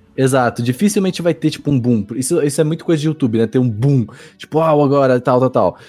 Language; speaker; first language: Portuguese; native; Portuguese